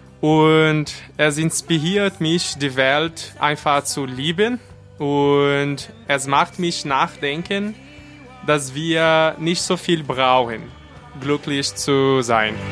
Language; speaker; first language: German; non-native, fluent; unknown